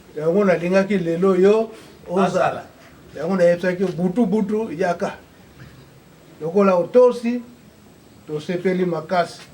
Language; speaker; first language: Lingala; non-native, local second language; Kongo